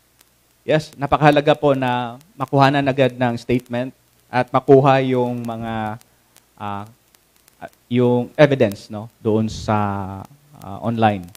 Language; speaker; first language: Filipino; native; Filipino